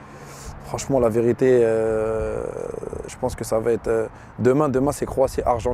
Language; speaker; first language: French; early bilingual, other home language; Arabic